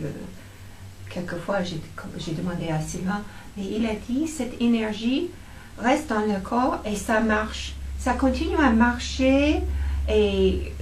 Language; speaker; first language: French; non-native, fluent; English